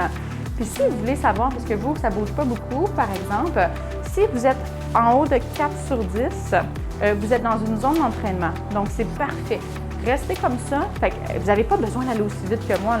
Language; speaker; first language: French; native; French